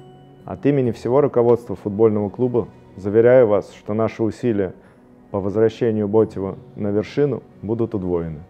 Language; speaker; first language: Russian; native; Russian